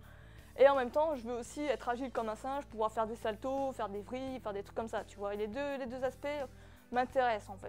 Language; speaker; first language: French; native; French